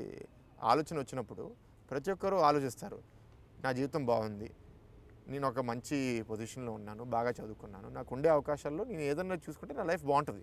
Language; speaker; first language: Telugu; native; Telugu